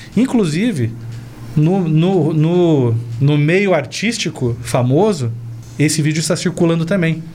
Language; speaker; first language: Portuguese; native; Portuguese